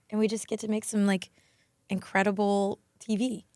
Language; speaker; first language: English; native; English